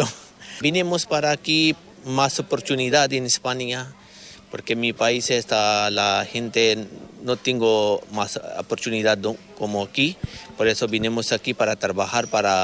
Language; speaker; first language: Spanish; non-native, learner; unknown